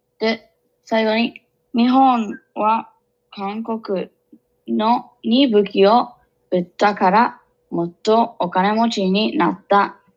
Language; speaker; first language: Japanese; non-native, learner; English